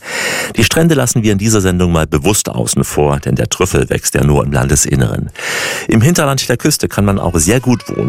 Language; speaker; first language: German; native; German